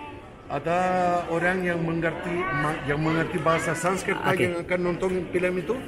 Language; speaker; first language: Indonesian; non-native, fluent; Spanish